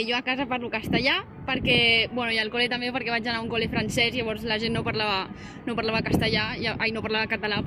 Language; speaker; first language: Catalan; non-native, local second language; Spanish